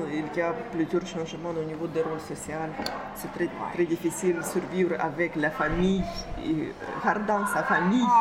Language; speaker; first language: French; non-native, fluent; Russian